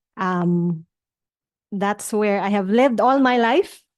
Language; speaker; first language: English; non-native, local second language; Cebuano